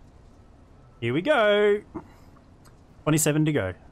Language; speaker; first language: English; native; English